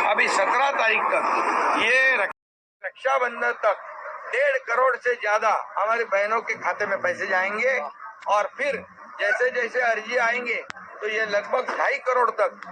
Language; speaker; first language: Hindi; non-native, local second language; Marathi